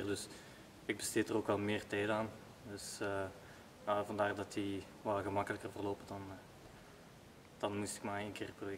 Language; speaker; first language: Dutch; native; Dutch